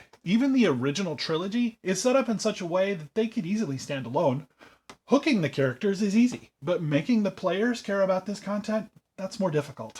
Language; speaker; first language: English; native; English